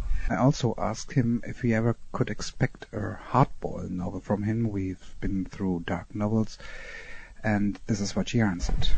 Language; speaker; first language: English; non-native, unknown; German